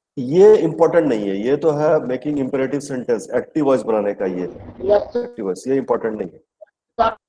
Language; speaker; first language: Hindi; native; Hindi